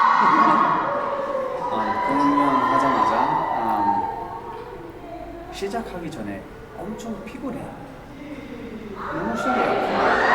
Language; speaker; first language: Korean; early bilingual, heritage; English